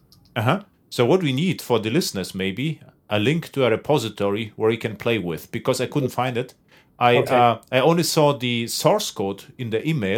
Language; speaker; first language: English; non-native, fluent; German